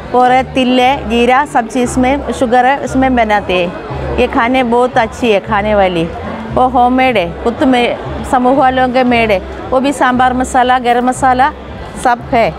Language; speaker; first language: Hindi; non-native, local second language; Malayalam